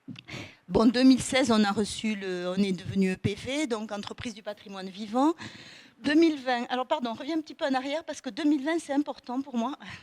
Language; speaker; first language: French; native; French